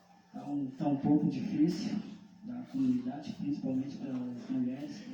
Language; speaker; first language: Portuguese; non-native, local second language; Guarani